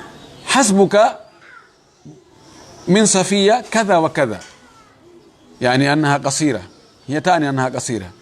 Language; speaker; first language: Arabic; non-native, fluent; Fula